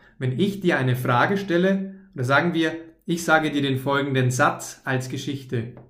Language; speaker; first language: German; native; German